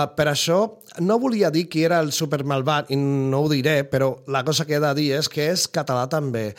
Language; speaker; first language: Catalan; non-native, fluent; Spanish